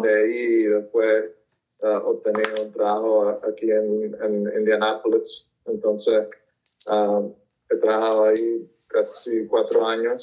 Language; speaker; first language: Spanish; early bilingual, heritage; Spanish